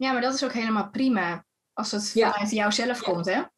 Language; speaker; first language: Dutch; native; Dutch